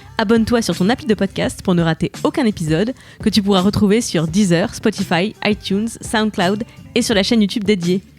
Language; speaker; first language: French; native; French